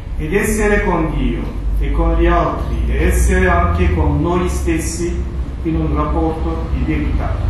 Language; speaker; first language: Italian; non-native, fluent; Turkish